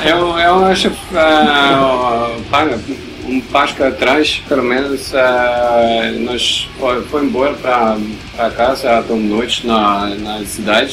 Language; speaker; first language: Portuguese; non-native, learner; Norwegian